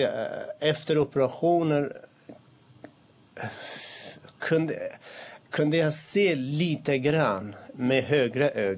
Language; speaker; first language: Swedish; non-native, fluent; Kurdish